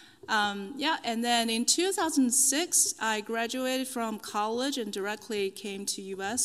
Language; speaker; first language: English; non-native, fluent; Chinese